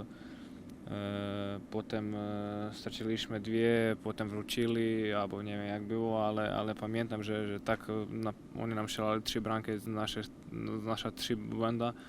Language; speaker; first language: Polish; non-native, learner; Croatian